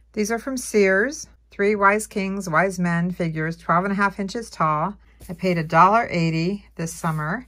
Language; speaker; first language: English; native; English